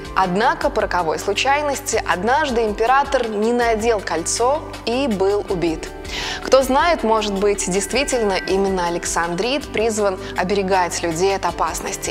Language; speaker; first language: Russian; native; Russian